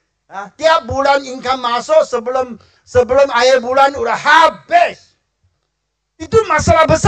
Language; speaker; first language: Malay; non-native, local second language; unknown